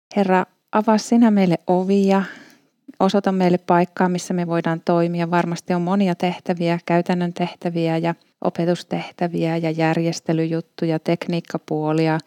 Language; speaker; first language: Finnish; native; Finnish